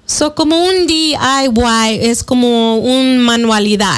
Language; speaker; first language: Spanish; non-native, fluent; English